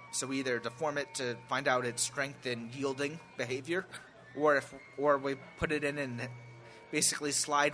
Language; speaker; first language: English; native; English